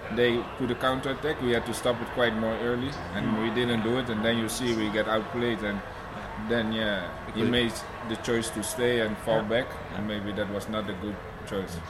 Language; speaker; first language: English; non-native, fluent; Dutch